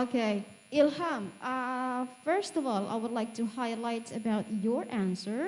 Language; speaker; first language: English; non-native, fluent; Indonesian